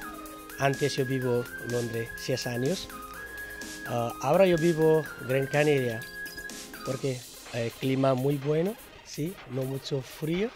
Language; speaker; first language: Spanish; non-native, learner; Nepali